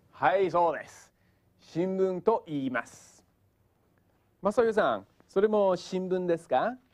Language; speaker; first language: Japanese; non-native, fluent; English